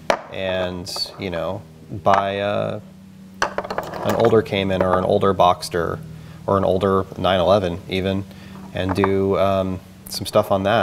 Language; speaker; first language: English; native; English